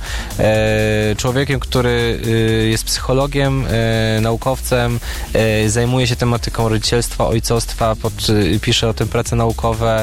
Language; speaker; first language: Polish; native; Polish